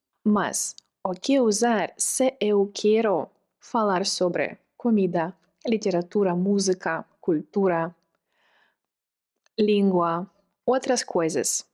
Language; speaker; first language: Portuguese; non-native, fluent; Russian